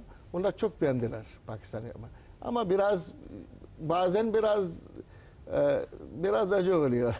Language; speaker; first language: Turkish; non-native, learner; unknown